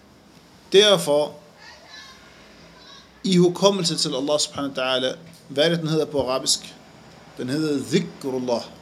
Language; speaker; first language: Danish; non-native, fluent; Arabic